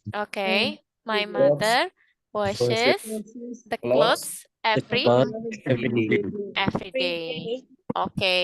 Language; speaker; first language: English; non-native, fluent; Indonesian